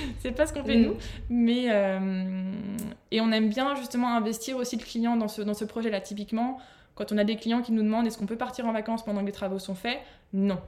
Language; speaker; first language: French; native; French